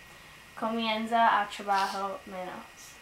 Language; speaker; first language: Spanish; non-native, learner; English